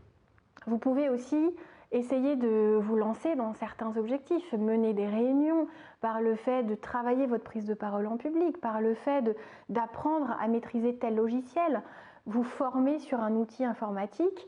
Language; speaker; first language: French; native; French